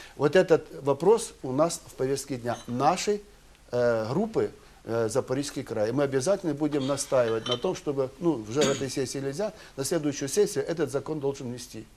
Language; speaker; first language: Russian; non-native, local second language; Ukrainian